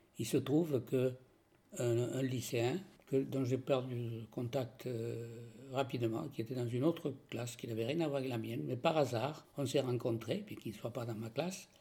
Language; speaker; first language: French; non-native, local second language; Occitan